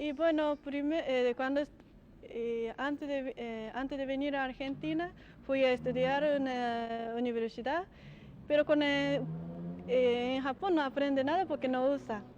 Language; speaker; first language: Spanish; non-native, learner; Japanese